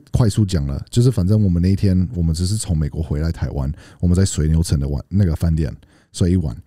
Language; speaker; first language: Chinese; early bilingual, heritage; Chinese